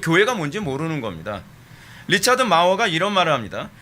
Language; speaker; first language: Korean; native; Korean